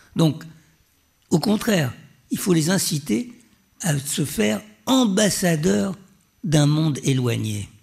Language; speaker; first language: French; native; French